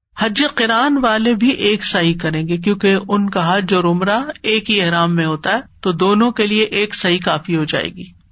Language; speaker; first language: Urdu; native; Urdu